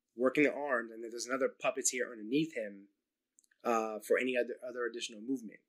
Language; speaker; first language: English; native; English